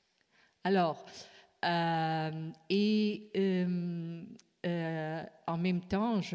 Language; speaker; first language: French; non-native, fluent; Portuguese